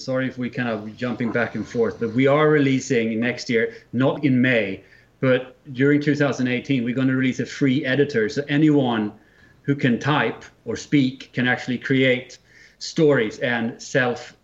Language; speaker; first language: English; non-native, fluent; Swedish